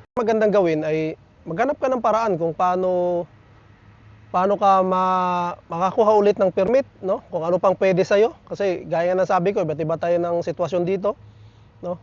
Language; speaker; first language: Filipino; native; Filipino